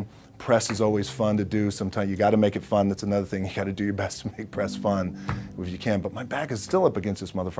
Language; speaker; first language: English; native; English